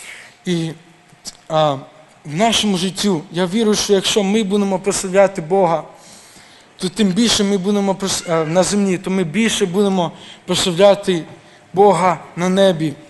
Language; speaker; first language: Ukrainian; early bilingual, heritage; Ukrainian